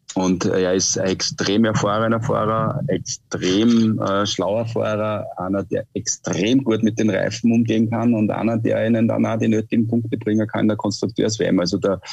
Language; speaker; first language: German; native; German